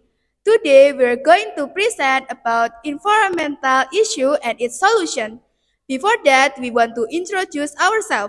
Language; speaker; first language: English; non-native, learner; Indonesian